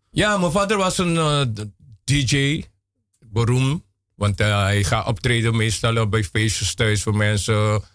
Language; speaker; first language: Dutch; non-native, local second language; Papiamento